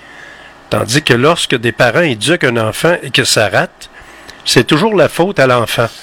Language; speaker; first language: French; native; French